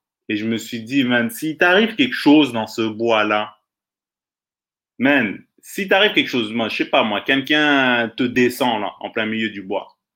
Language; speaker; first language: French; native; French